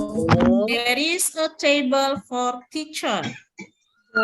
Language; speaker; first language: English; non-native, learner; Indonesian